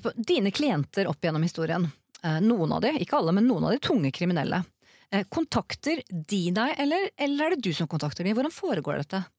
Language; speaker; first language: Norwegian; native; Norwegian